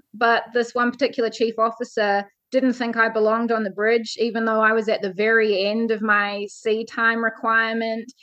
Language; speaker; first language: English; native; English